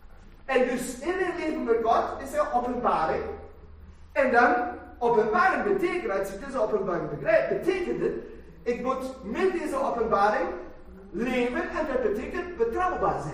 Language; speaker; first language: Dutch; non-native, fluent; German